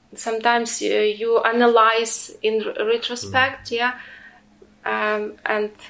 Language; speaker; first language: English; non-native, fluent; Ukrainian